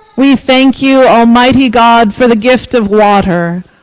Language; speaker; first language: English; native; English